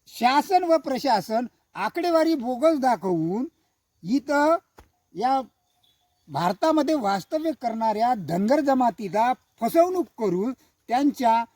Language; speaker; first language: Marathi; native; Marathi